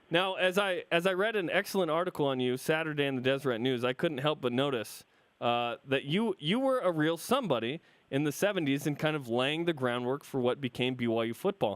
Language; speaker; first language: English; native; English